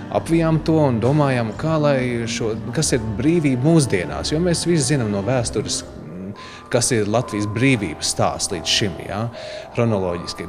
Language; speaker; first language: Latvian; native; Latvian